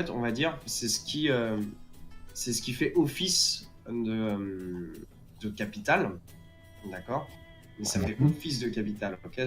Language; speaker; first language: French; native; French